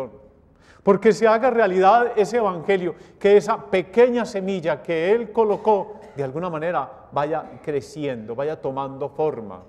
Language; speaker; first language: Spanish; native; Spanish